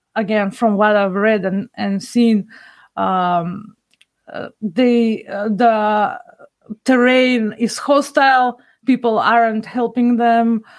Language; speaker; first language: English; non-native, fluent; Macedonian